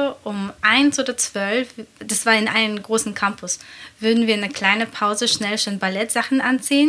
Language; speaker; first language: German; non-native, fluent; Latvian